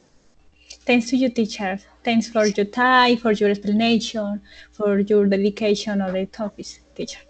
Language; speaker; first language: English; non-native, learner; Spanish